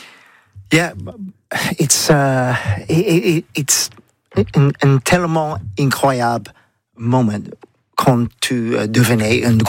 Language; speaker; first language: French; non-native, learner; English